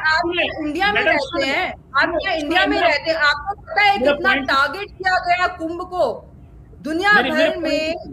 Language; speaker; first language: Hindi; native; Hindi